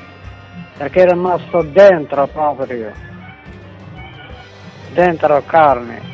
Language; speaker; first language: Italian; non-native, fluent; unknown